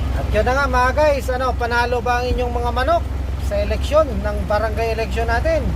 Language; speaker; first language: Filipino; native; Filipino